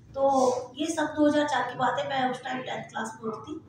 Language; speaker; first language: Hindi; native; Hindi